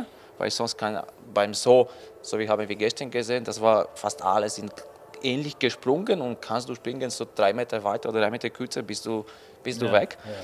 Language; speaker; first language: German; non-native, learner; Polish